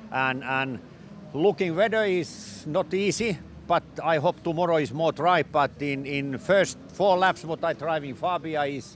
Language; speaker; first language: English; non-native, learner; Finnish